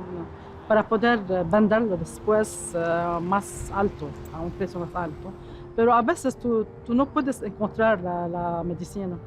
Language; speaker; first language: Spanish; non-native, fluent; Arabic